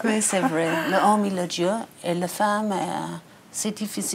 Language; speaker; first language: French; non-native, learner; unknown